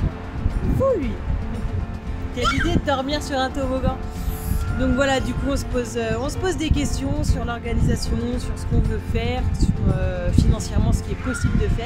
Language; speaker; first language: French; native; French